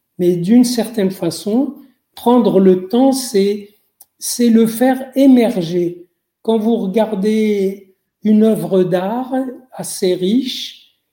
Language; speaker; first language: French; non-native, local second language; Arabic